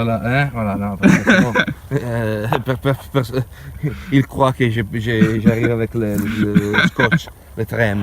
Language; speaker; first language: French; non-native, learner; Italian